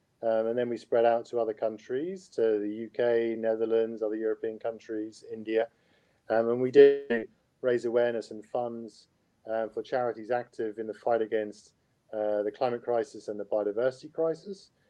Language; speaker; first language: English; native; English